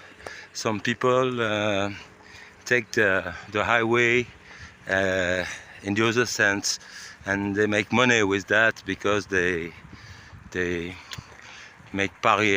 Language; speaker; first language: English; non-native, learner; French